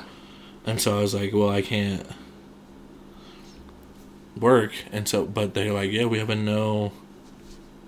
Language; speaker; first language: English; native; English